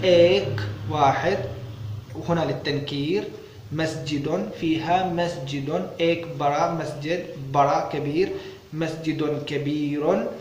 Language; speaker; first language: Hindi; non-native, learner; Arabic